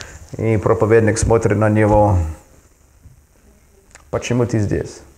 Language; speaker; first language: Russian; non-native, fluent; English